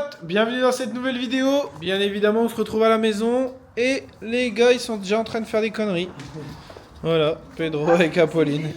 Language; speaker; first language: French; native; French